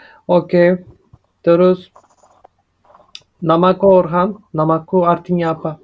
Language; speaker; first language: Indonesian; non-native, learner; Turkish